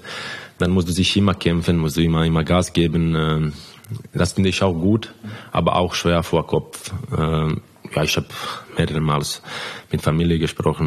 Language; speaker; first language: German; non-native, fluent; Croatian